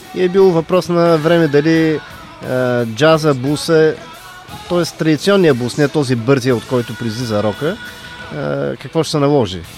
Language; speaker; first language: Bulgarian; native; Bulgarian